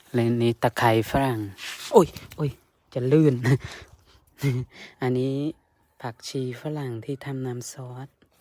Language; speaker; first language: Thai; native; Thai